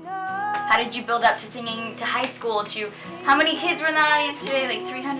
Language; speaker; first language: English; native; English